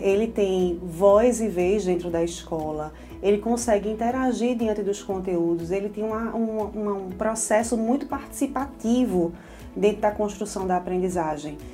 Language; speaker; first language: Portuguese; native; Portuguese